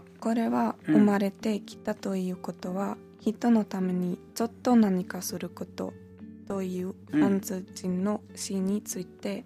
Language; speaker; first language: Japanese; non-native, learner; German